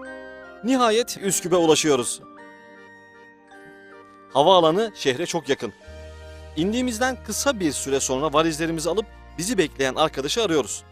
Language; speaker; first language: Turkish; native; Turkish